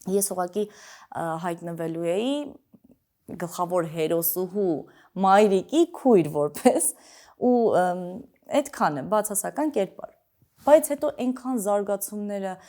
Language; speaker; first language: Armenian; early bilingual, other home language; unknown